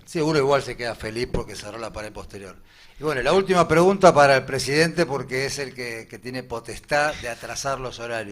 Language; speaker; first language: Spanish; native; Spanish